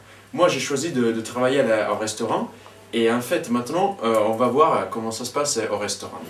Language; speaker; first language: French; non-native, fluent; Italian